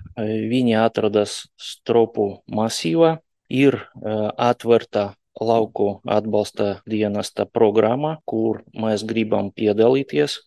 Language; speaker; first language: Latvian; non-native, local second language; Russian